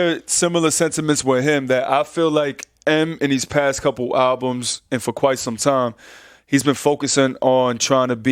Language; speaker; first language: English; native; English